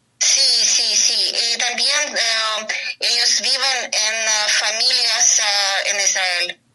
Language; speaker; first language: Spanish; non-native, learner; Ukrainian